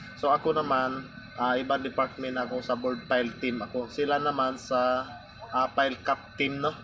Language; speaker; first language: Filipino; non-native, local second language; Cebuano